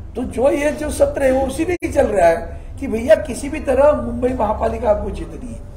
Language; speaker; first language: Hindi; non-native, local second language; Marathi